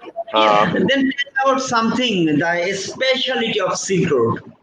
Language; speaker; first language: English; non-native, fluent; Bangla